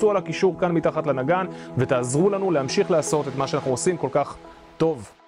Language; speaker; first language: Hebrew; native; Hebrew